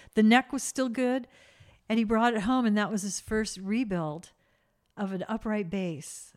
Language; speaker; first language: English; native; English